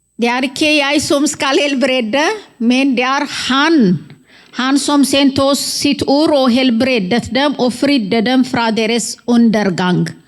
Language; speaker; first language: Norwegian; non-native, fluent; Amharic